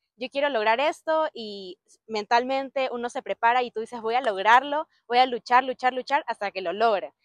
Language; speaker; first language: Spanish; native; Spanish